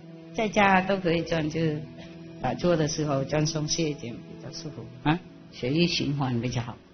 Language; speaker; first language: Chinese; non-native, fluent; Vietnamese